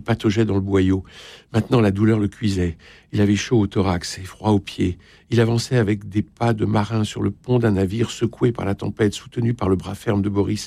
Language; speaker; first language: French; native; French